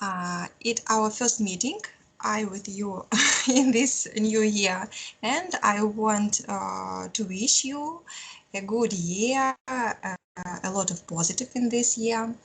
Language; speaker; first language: English; non-native, learner; Russian